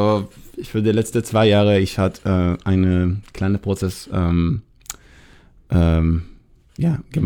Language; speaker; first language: German; non-native, learner; Hebrew